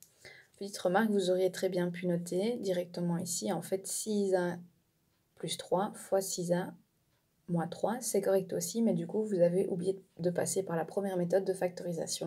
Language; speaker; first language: French; native; French